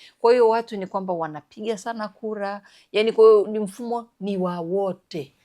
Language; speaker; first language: Swahili; native; Swahili